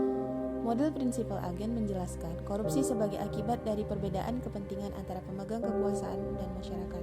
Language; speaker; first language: Indonesian; native; Indonesian